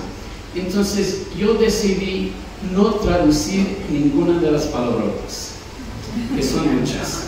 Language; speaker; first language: Spanish; non-native, fluent; English